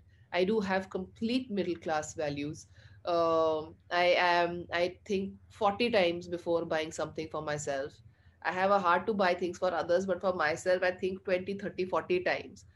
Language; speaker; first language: English; non-native, local second language; Punjabi